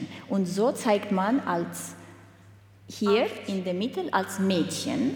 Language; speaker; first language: German; non-native, learner; Armenian